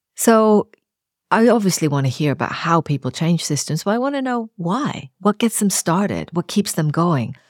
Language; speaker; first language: English; native; English